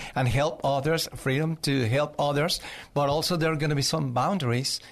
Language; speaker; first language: English; non-native, fluent; Spanish